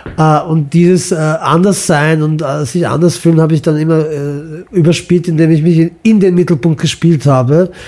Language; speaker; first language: German; early bilingual, other home language; Croatian